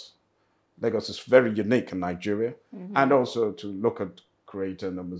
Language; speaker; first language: English; native; English